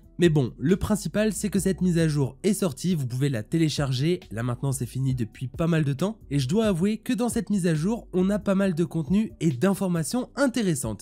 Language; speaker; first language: French; native; French